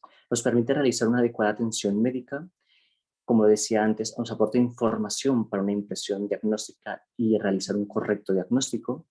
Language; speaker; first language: Spanish; native; Spanish